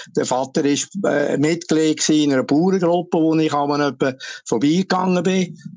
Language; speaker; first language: German; native; German